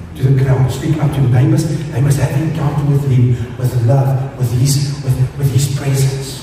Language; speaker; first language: English; non-native, local second language; Afrikaans